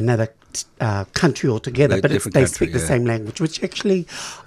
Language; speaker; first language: English; native; English